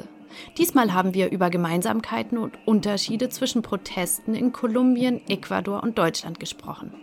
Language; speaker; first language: German; native; German